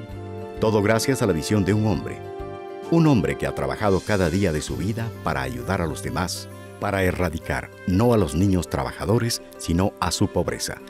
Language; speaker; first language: Spanish; native; Spanish